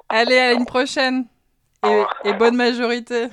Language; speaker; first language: French; native; French